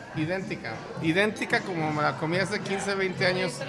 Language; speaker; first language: Spanish; native; Spanish